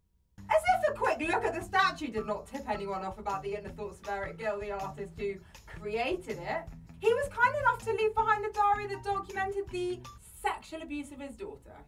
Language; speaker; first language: English; native; English